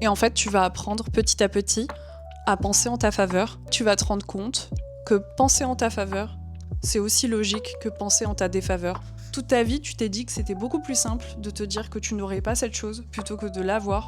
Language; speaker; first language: French; native; French